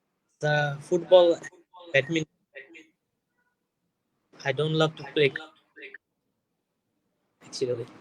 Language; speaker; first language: English; non-native, learner; Bangla